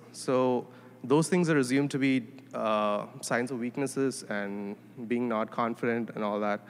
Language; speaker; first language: English; non-native, local second language; Tamil